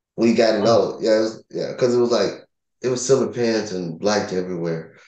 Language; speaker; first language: English; native; English